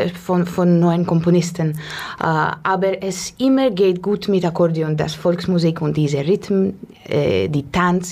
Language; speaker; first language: German; non-native, learner; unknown